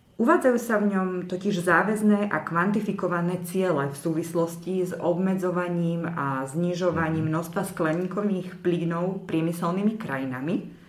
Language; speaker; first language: Slovak; native; Slovak